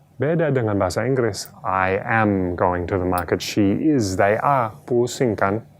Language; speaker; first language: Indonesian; non-native, fluent; English